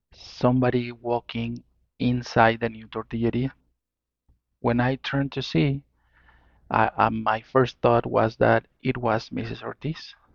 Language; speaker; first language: English; non-native, fluent; Spanish